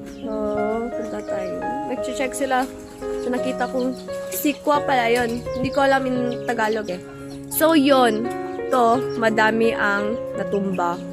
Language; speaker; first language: Filipino; non-native, local second language; Cebuano